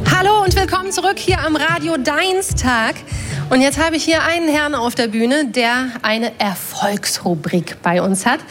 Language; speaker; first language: German; native; German